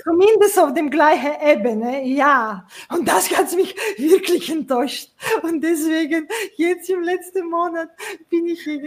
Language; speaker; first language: German; non-native, fluent; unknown